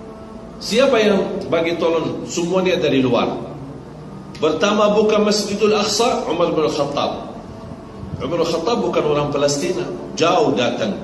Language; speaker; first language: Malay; non-native, fluent; Arabic